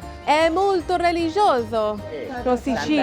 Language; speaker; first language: Italian; non-native, learner; English